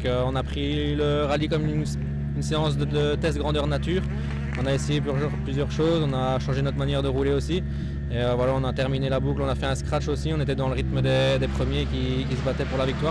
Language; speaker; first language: French; native; French